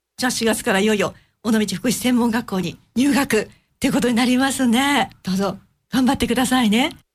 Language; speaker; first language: Japanese; native; Japanese